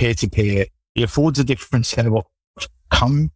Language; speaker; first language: English; native; English